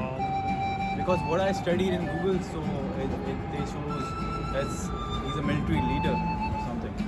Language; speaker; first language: English; non-native, fluent; Hindi